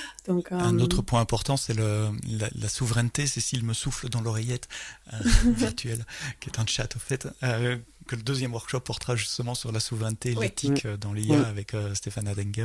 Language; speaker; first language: French; native; French